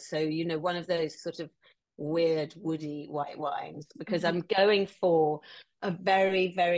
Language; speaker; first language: English; native; English